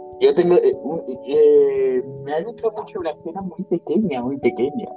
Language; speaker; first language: Spanish; native; Spanish